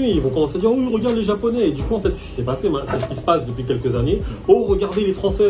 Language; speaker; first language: French; native; French